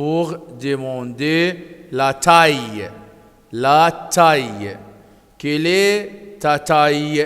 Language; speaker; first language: French; non-native, fluent; Arabic